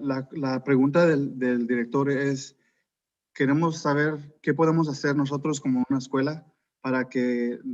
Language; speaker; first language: Spanish; early bilingual, heritage; Spanish